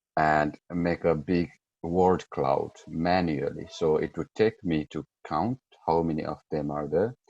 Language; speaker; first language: English; non-native, local second language; Nepali